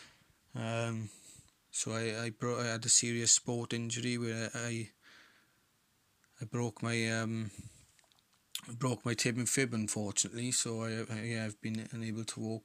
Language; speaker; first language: English; native; English